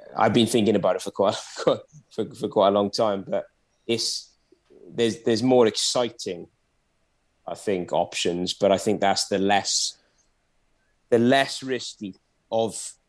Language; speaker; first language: English; native; English